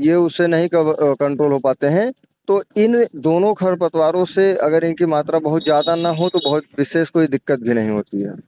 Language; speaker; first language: Hindi; native; Hindi